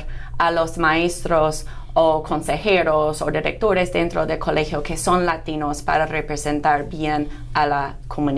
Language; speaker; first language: Spanish; non-native, fluent; English